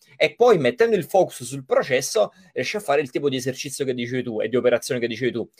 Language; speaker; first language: Italian; native; Italian